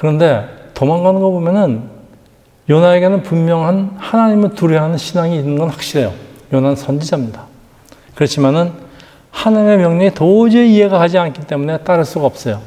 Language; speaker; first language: Korean; native; Korean